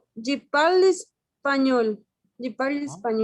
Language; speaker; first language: French; non-native, learner; Spanish